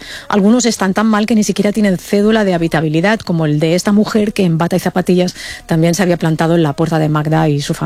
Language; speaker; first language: Spanish; native; Spanish